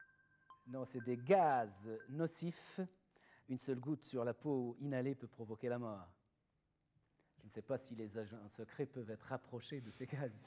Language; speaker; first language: French; non-native, local second language; Arabic